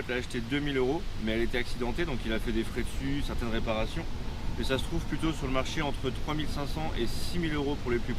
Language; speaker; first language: French; native; French